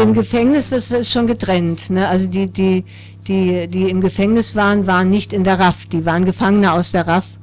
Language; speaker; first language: German; native; German